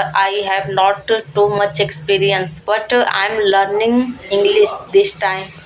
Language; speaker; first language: English; non-native, learner; Hindi